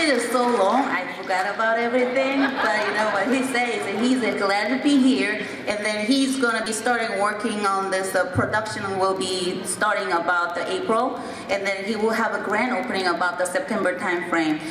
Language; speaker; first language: English; non-native, fluent; Korean